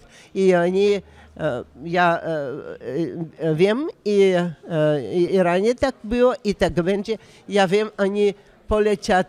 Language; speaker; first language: Polish; non-native, learner; Russian